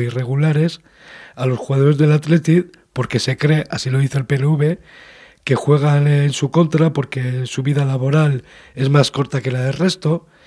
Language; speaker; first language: Spanish; native; Spanish